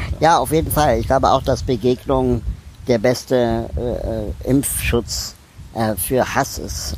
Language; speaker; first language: German; native; German